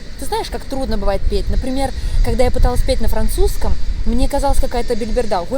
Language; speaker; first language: Russian; native; Russian